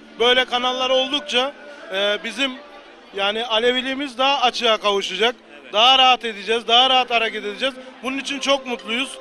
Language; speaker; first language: Turkish; native; Turkish